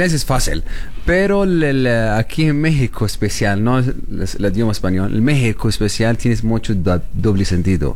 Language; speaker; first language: Spanish; non-native, learner; Arabic